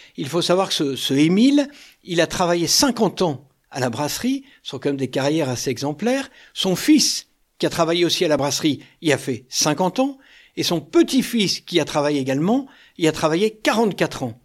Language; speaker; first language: French; native; French